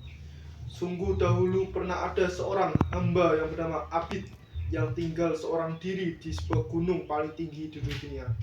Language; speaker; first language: Indonesian; native; Indonesian